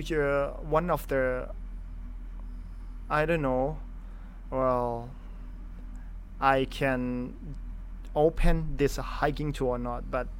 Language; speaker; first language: English; non-native, fluent; Thai